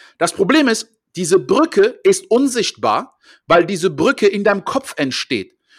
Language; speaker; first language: German; early bilingual, heritage; French